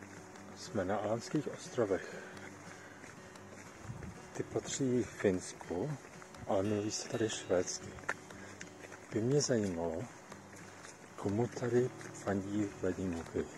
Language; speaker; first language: Czech; native; Czech